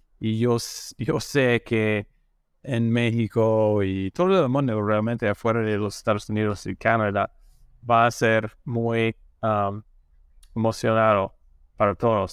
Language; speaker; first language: Spanish; non-native, learner; English